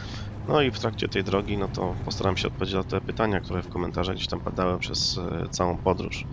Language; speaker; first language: Polish; native; Polish